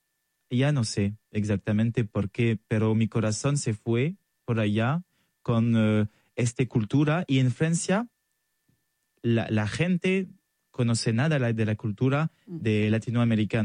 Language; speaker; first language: Spanish; non-native, learner; French